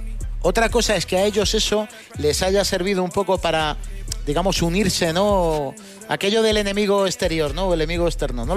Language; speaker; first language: Spanish; native; Spanish